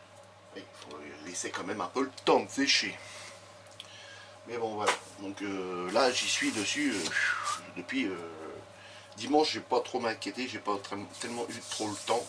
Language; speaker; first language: French; native; French